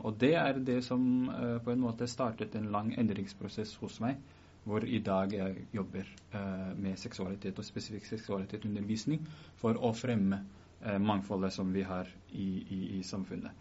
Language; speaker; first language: Norwegian; early bilingual, other home language; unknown